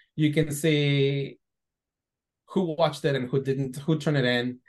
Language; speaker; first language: English; non-native, fluent; Spanish